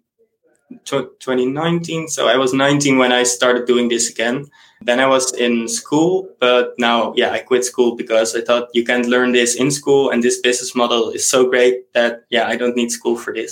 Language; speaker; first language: English; non-native, fluent; Dutch